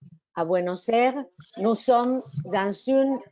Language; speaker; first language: French; non-native, fluent; Spanish